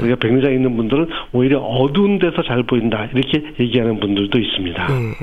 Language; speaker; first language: Korean; native; Korean